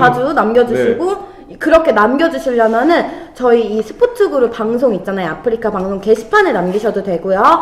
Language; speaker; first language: Korean; native; Korean